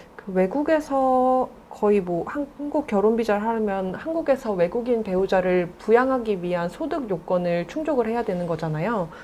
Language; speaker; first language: Korean; native; Korean